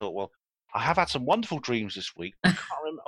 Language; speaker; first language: English; native; English